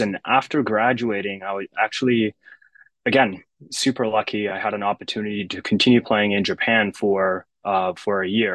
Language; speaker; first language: English; early bilingual, other home language; Japanese